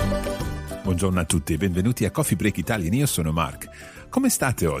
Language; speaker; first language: Italian; non-native, fluent; English